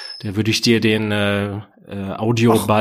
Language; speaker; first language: German; native; German